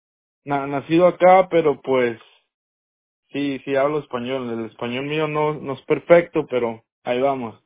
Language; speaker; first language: Spanish; early bilingual, heritage; Spanish